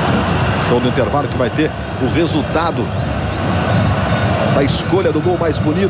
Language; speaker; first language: Portuguese; native; Portuguese